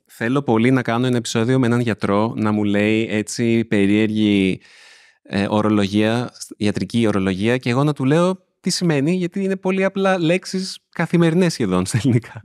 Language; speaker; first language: Greek; native; Greek